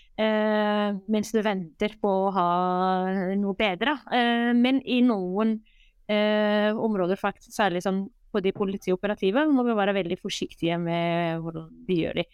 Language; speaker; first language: Norwegian; non-native, fluent; Arabic